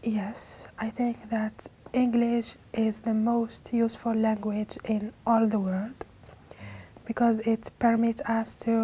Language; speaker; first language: English; non-native, learner; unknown